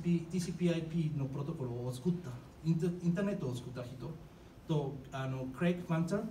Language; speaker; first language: Japanese; non-native, fluent; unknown